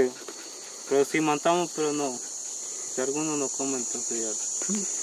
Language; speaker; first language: Spanish; non-native, local second language; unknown